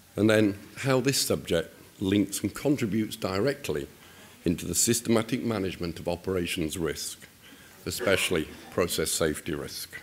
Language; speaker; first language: English; native; English